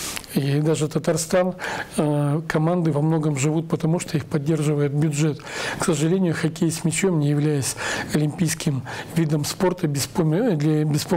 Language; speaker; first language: Russian; native; Russian